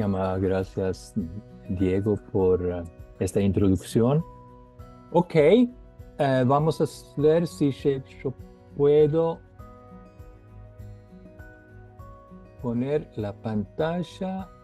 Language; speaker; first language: Spanish; non-native, fluent; Norwegian